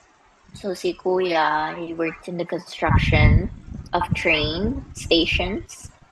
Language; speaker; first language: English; non-native, local second language; Filipino